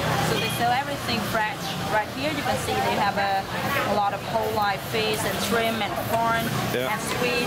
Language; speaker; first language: English; non-native, learner; Vietnamese